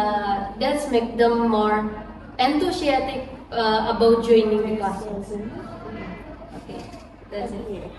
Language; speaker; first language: English; non-native, learner; Indonesian